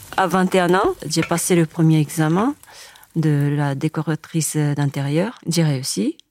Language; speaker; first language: French; non-native, fluent; Japanese